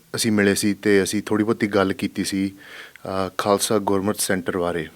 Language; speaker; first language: Punjabi; early bilingual, heritage; Punjabi